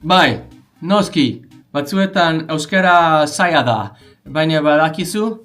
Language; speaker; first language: Basque; non-native, learner; English